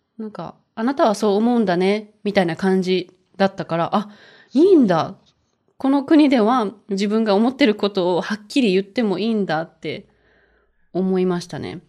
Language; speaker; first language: Japanese; native; Japanese